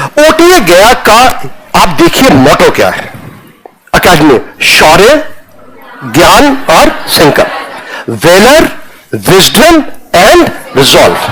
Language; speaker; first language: Hindi; non-native, local second language; Punjabi